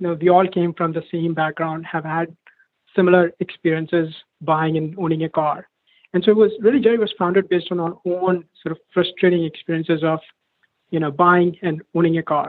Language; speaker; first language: English; non-native, local second language; Hindi